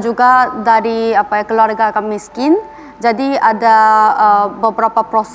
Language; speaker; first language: Indonesian; non-native, fluent; Korean